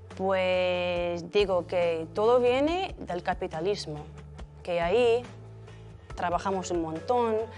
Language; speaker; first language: Spanish; non-native, fluent; English